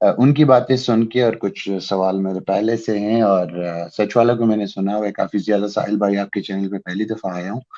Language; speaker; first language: Urdu; non-native, local second language; Pashto